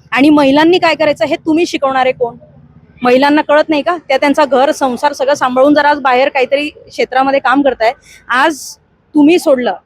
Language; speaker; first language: Marathi; non-native, local second language; Hindi